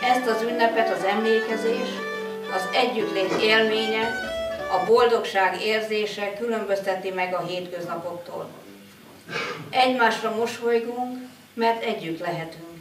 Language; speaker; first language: Hungarian; native; Hungarian